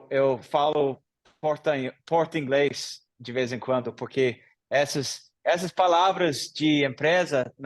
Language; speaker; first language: Portuguese; non-native, learner; English